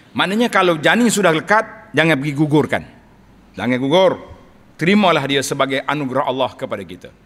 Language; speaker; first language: Malay; native; Malay